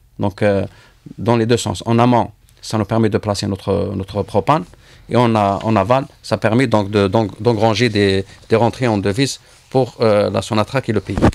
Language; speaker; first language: French; non-native, local second language; Arabic